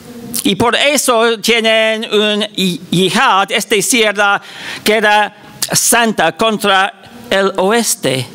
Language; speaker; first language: Spanish; non-native, fluent; English